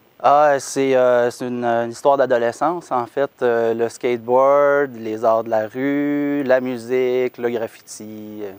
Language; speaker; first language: French; native; French